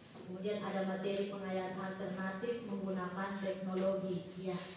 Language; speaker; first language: Indonesian; native; Indonesian